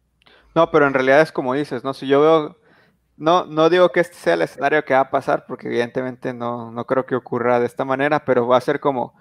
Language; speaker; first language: Spanish; native; Spanish